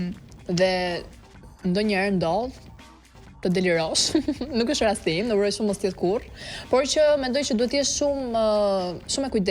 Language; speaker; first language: Albanian; native; Albanian